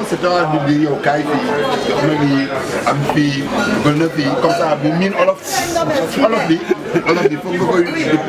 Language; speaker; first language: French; non-native, local second language; Wolof